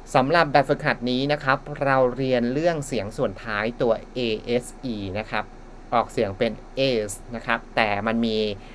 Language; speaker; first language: Thai; native; Thai